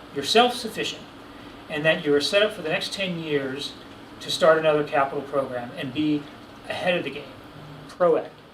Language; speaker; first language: English; native; English